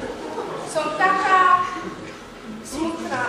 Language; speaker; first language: Czech; non-native, learner; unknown